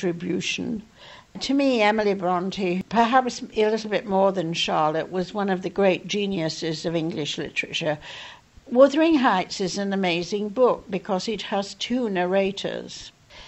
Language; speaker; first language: English; native; English